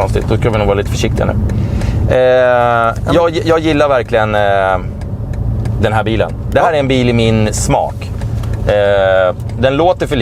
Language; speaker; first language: Swedish; native; Swedish